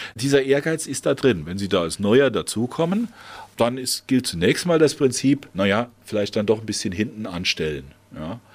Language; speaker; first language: German; native; German